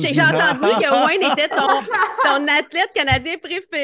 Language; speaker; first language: French; native; French